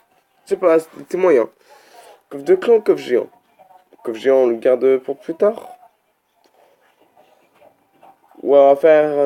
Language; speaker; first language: French; native; French